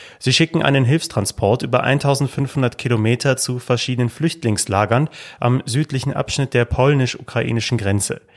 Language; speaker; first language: German; native; German